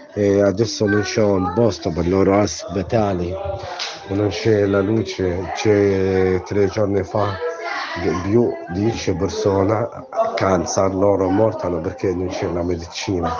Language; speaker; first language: Italian; non-native, learner; Arabic